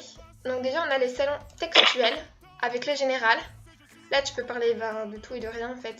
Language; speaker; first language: French; native; French